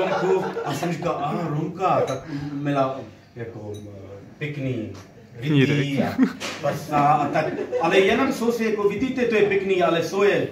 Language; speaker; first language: Czech; non-native, learner; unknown